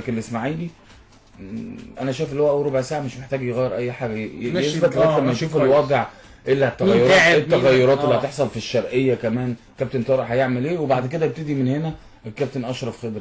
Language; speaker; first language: Arabic; native; Arabic